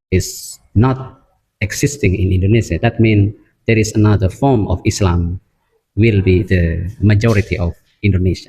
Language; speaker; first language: English; non-native, fluent; Indonesian